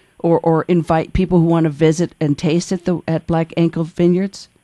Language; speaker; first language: English; native; English